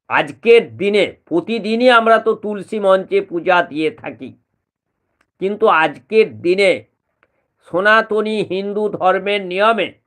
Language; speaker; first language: Bangla; native; Bangla